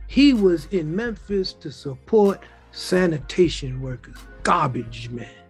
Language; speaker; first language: English; native; English